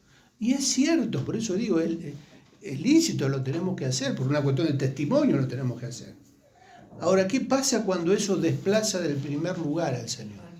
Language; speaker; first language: Spanish; native; Spanish